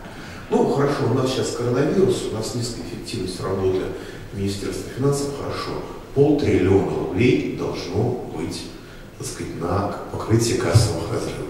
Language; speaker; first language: Russian; native; Russian